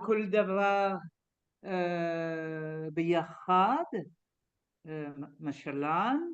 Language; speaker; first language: Hebrew; non-native, learner; French